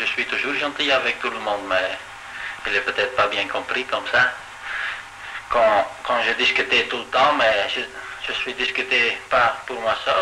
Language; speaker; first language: French; non-native, local second language; Dutch